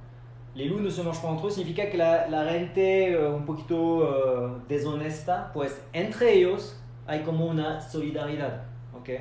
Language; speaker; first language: Spanish; non-native, fluent; French